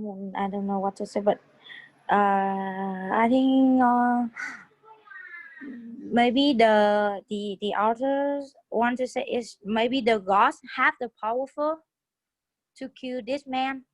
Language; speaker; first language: English; non-native, learner; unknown